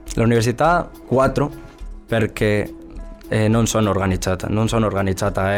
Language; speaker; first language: Italian; non-native, learner; Spanish